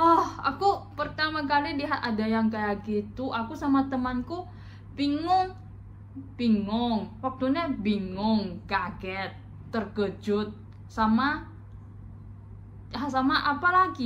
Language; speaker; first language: Indonesian; non-native, fluent; Chinese